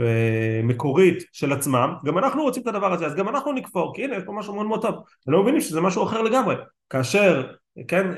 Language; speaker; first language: Hebrew; native; Hebrew